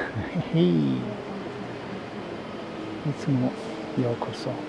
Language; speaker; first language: Japanese; non-native, learner; English